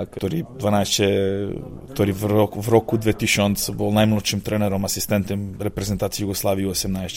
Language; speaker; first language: Polish; non-native, learner; Serbian